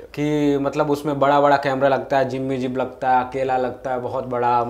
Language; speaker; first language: Hindi; native; Hindi